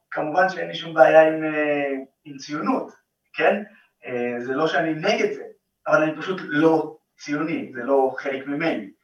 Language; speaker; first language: Hebrew; non-native, local second language; Arabic